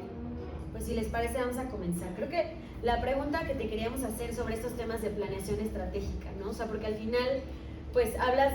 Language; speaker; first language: Spanish; native; Spanish